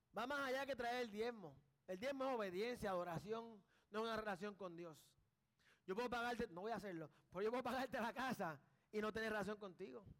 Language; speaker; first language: Spanish; early bilingual, heritage; Spanish